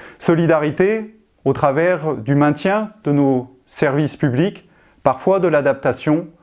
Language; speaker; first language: French; native; French